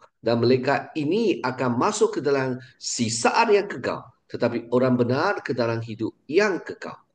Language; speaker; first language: Malay; non-native, local second language; Chinese